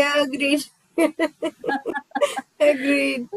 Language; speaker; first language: English; non-native, local second language; Hindi